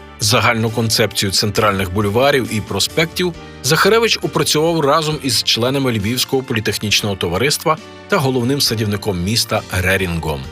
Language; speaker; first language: Ukrainian; native; Ukrainian